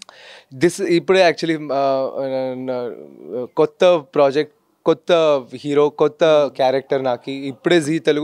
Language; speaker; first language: Telugu; non-native, local second language; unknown